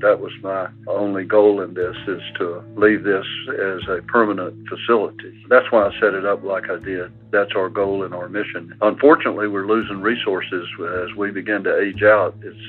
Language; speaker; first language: English; native; English